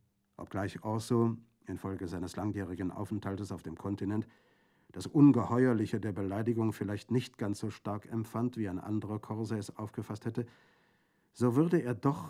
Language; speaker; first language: German; native; German